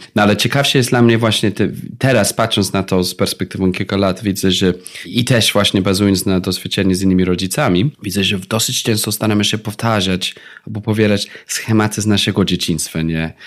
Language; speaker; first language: Polish; non-native, fluent; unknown